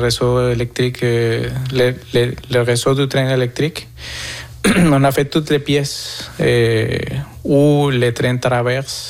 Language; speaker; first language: French; non-native, fluent; Spanish